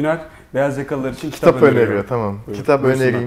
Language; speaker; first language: Turkish; native; Turkish